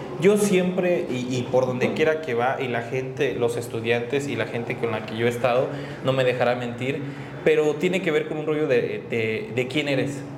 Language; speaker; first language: Spanish; native; Spanish